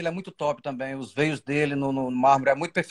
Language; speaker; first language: Portuguese; native; Portuguese